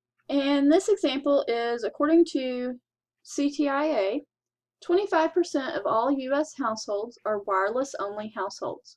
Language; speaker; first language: English; native; English